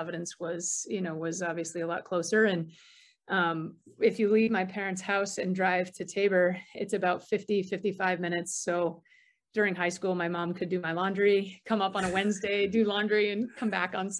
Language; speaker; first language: English; native; English